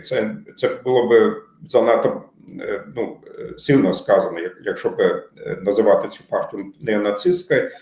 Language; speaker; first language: Ukrainian; non-native, fluent; German